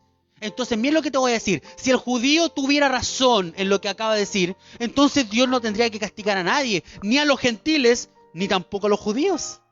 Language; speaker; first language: Spanish; native; Spanish